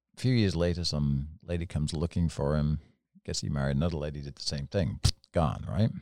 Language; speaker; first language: English; native; English